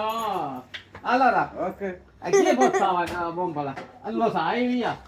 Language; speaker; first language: Italian; non-native, learner; Tamil